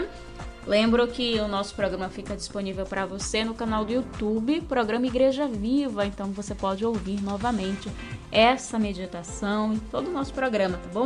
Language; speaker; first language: Portuguese; native; Portuguese